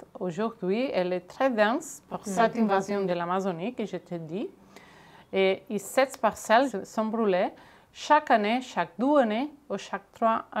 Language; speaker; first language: French; non-native, fluent; Catalan